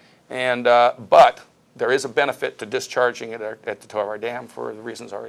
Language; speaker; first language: English; native; English